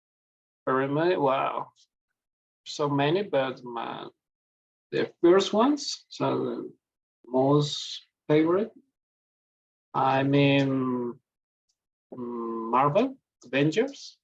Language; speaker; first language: English; non-native, learner; Spanish